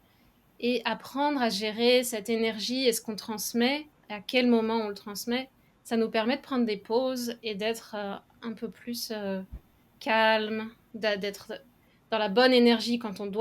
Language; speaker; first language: French; native; French